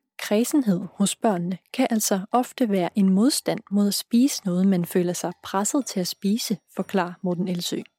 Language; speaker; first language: Danish; native; Danish